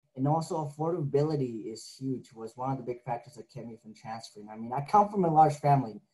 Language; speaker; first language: English; native; English